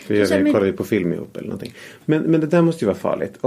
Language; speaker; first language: Swedish; native; Swedish